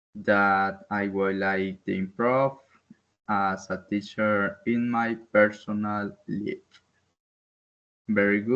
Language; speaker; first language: English; non-native, learner; Spanish